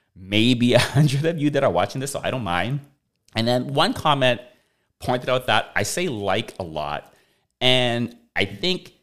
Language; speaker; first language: English; early bilingual, other home language; Cantonese